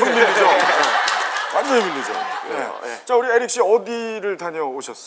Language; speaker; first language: Korean; native; Korean